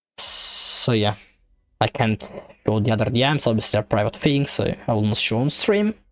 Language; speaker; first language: English; non-native, fluent; Italian